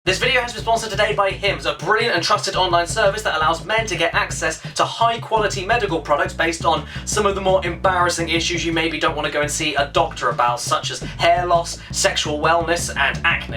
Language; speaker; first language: English; native; English